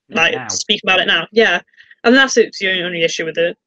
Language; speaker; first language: English; native; English